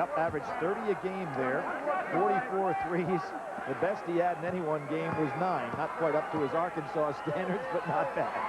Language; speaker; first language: English; native; English